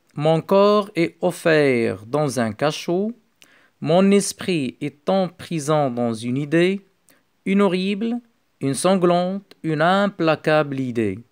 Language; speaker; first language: French; non-native, local second language; Arabic